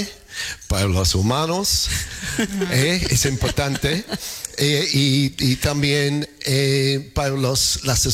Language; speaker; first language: Spanish; non-native, fluent; English